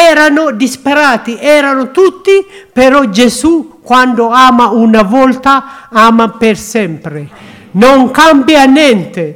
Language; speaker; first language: Italian; non-native, learner; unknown